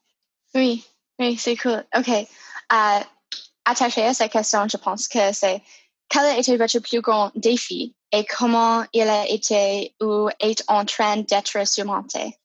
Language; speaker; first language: French; non-native, fluent; English